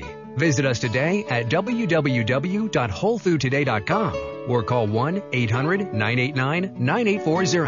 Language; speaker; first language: English; native; English